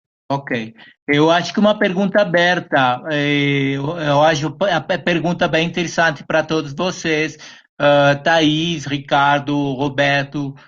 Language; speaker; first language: Portuguese; non-native, fluent; Spanish